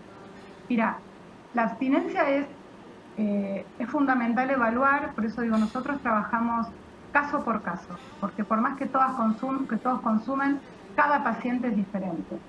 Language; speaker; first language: Spanish; native; Spanish